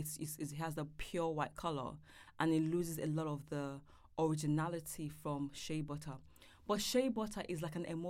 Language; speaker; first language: English; non-native, local second language; Yoruba